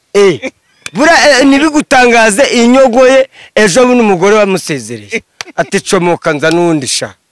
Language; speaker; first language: Kinyarwanda; native; Kinyarwanda